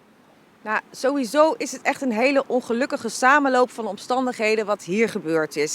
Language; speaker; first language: Dutch; native; Dutch